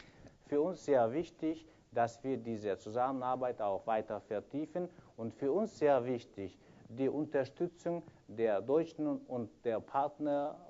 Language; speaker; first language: German; non-native, fluent; Kyrgyz